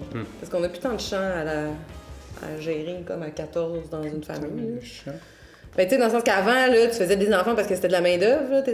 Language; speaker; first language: French; native; French